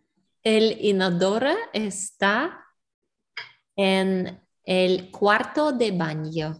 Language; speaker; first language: Spanish; non-native, learner; English